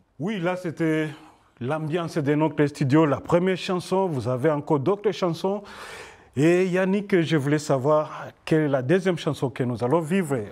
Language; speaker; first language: French; non-native, local second language; Swahili